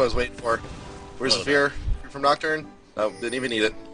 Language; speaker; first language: English; native; English